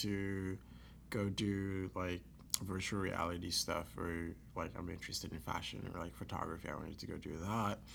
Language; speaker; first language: English; non-native, local second language; Yoruba